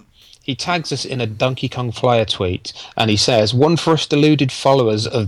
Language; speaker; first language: English; native; English